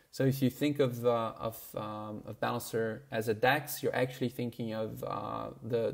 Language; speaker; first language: English; non-native, fluent; Portuguese